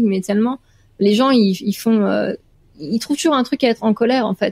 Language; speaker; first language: French; native; French